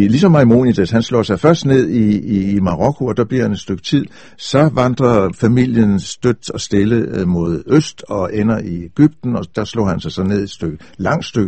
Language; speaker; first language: Danish; native; Danish